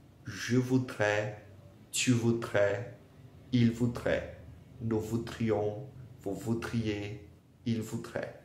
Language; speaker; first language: French; non-native, fluent; Portuguese